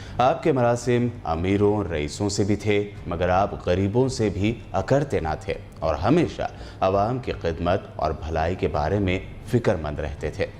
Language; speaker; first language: Urdu; native; Urdu